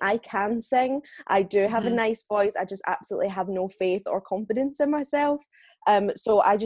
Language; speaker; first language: English; native; English